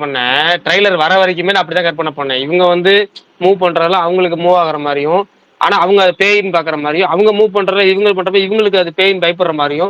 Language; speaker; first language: Tamil; native; Tamil